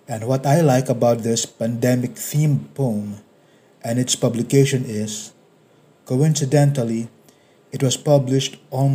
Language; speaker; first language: English; non-native, local second language; Filipino